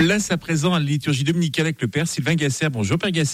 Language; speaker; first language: French; native; French